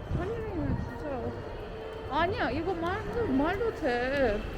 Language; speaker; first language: Korean; non-native, learner; Turkish